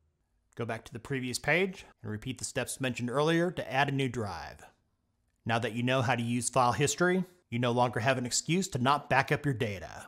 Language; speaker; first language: English; native; English